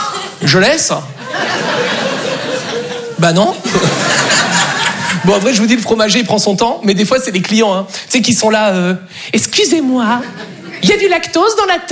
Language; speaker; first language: French; native; French